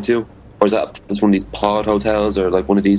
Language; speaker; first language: English; native; English